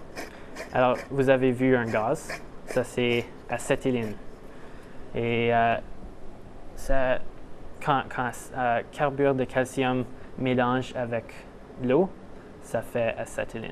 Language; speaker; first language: French; non-native, local second language; English